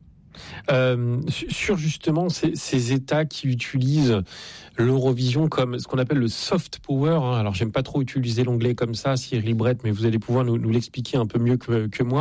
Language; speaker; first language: French; native; French